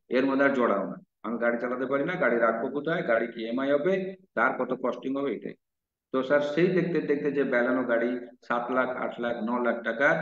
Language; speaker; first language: Bangla; non-native, local second language; Odia